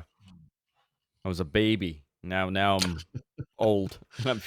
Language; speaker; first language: English; native; English